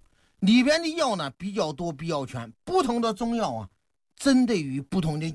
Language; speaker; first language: Chinese; native; Chinese